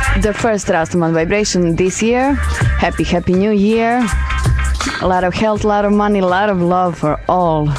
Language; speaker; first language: English; non-native, fluent; Serbian